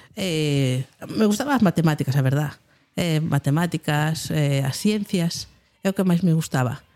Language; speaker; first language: Galician; non-native, local second language; Spanish